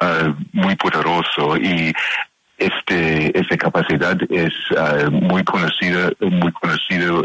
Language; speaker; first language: Spanish; non-native, learner; English